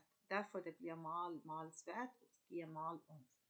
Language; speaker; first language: Danish; non-native, learner; Arabic